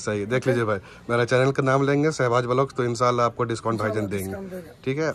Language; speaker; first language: Hindi; native; Hindi